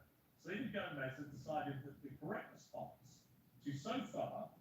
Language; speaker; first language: English; native; English